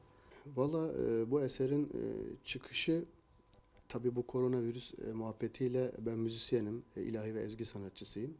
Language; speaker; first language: Turkish; native; Turkish